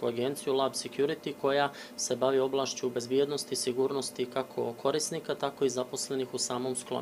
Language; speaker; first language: Serbian; native; Serbian